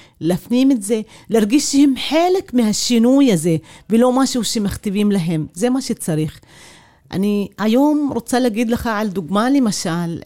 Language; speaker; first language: Hebrew; non-native, local second language; Arabic